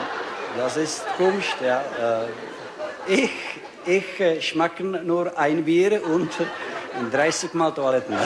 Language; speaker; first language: German; non-native, learner; Czech